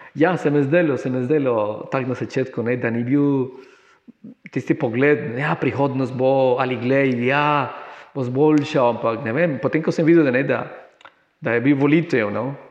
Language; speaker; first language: Slovenian; non-native, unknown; Spanish